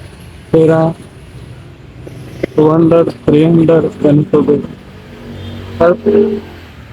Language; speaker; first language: Filipino; non-native, learner; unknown